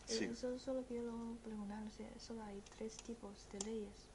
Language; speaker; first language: Spanish; non-native, fluent; Chinese